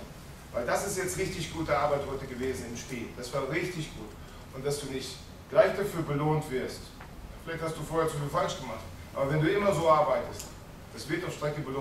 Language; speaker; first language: German; native; German